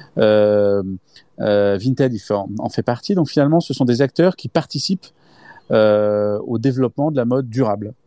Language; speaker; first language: French; native; French